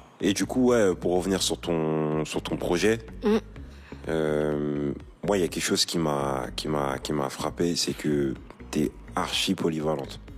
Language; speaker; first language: French; native; French